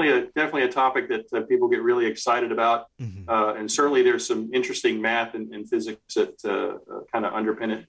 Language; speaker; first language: English; native; English